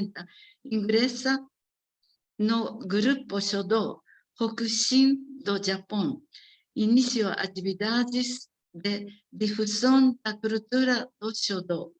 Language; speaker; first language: Portuguese; non-native, learner; Japanese